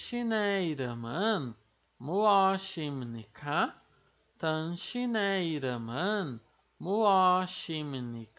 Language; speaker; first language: Korean; non-native, fluent; Portuguese